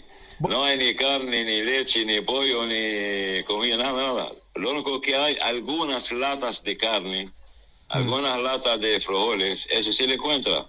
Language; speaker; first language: Spanish; non-native, fluent; Arabic